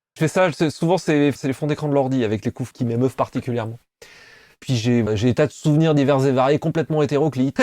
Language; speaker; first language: French; native; French